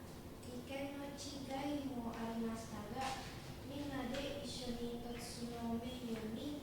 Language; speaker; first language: Japanese; non-native, learner; Indonesian